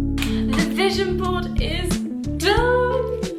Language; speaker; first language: English; native; English